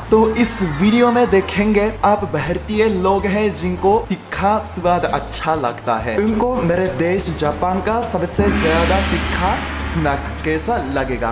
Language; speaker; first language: Hindi; non-native, fluent; Japanese